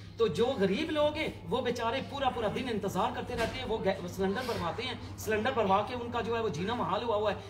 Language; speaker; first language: Urdu; non-native, local second language; Pahari-Potwari